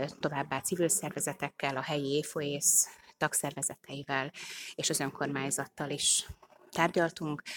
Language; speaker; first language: Hungarian; native; Hungarian